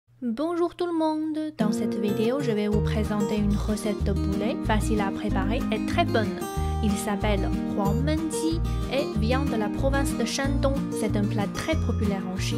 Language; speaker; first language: French; non-native, fluent; Chinese